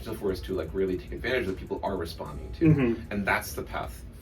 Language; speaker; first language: English; native; English